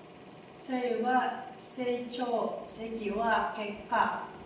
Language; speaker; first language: Japanese; non-native, learner; Indonesian